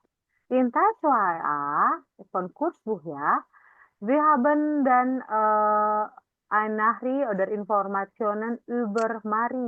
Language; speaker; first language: German; non-native, learner; Indonesian